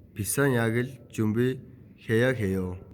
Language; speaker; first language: Korean; non-native, fluent; Mongolian